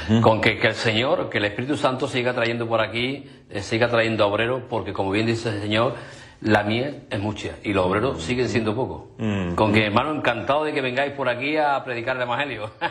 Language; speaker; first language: Spanish; native; Spanish